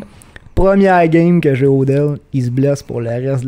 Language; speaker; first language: French; native; French